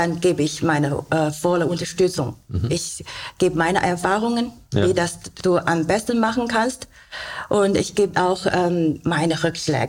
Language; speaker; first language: German; non-native, learner; Chinese